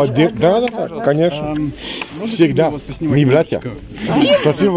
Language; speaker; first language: Russian; non-native, learner; Serbian